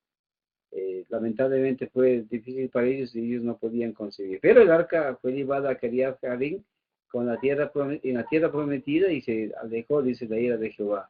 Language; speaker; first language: Spanish; native; Spanish